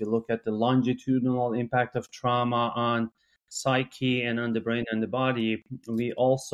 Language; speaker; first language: English; non-native, fluent; Persian